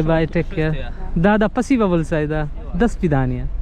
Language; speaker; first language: Russian; non-native, learner; Hindi